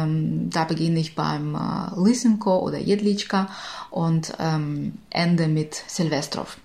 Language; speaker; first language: German; non-native, fluent; Ukrainian